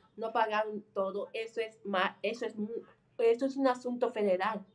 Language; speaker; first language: Spanish; native; Spanish